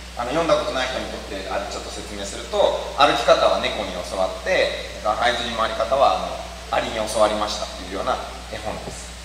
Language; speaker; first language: Japanese; native; Japanese